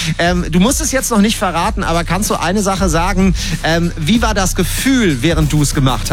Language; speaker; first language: German; native; German